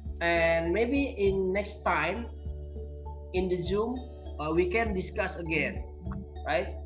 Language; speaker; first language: English; non-native, learner; Indonesian